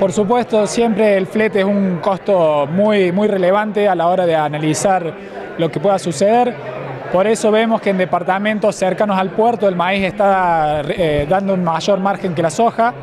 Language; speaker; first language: Spanish; native; Spanish